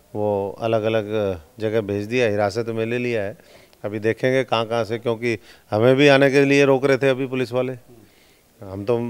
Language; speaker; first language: Hindi; native; Hindi